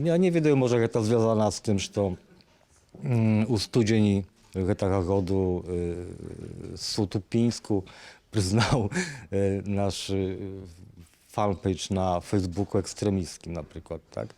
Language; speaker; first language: Polish; non-native, learner; Belarusian